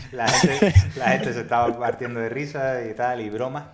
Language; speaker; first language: Spanish; native; Spanish